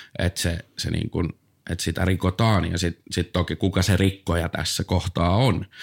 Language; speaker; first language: Finnish; native; Finnish